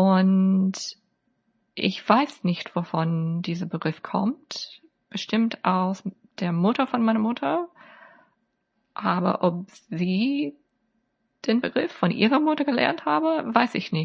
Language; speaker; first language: German; non-native, fluent; English